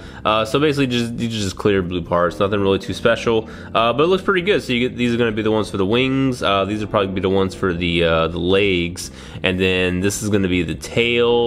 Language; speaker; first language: English; native; English